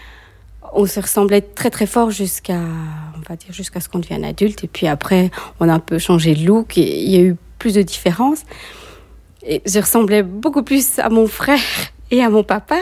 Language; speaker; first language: French; native; French